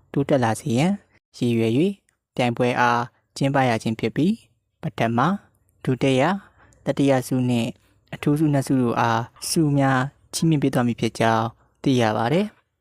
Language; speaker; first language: Burmese; native; Burmese